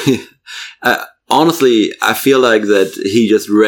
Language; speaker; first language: English; non-native, fluent; German